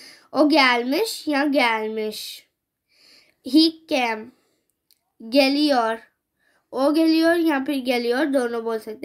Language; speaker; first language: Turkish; non-native, fluent; Urdu